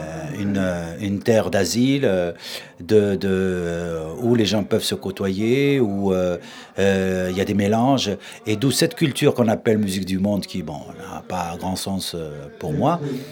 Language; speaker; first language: French; non-native, local second language; Arabic